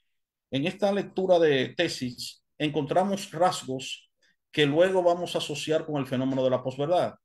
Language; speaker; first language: Spanish; native; Spanish